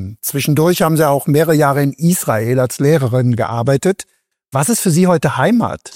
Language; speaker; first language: German; native; German